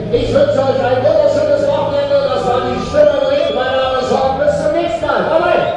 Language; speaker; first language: German; native; German